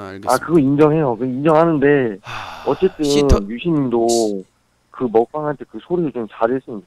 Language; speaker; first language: Korean; native; Korean